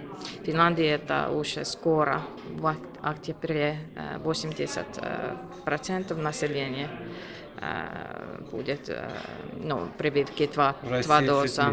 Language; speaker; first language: Russian; non-native, learner; Finnish